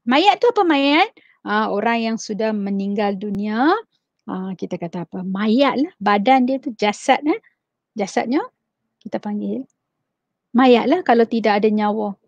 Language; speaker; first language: Malay; non-native, local second language; Tamil